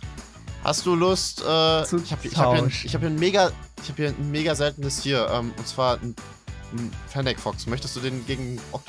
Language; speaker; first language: German; native; German